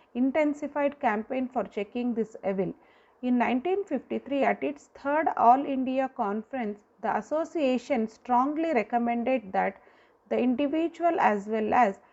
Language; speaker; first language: English; non-native, local second language; Kannada